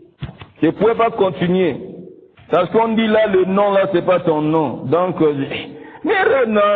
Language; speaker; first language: French; non-native, local second language; Lingala